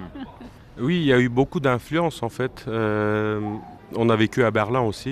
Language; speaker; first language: French; non-native, fluent; Turkish